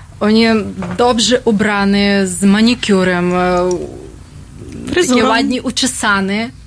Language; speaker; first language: Polish; non-native, learner; Russian